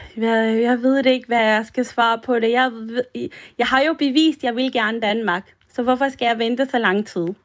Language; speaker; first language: Danish; early bilingual, other home language; French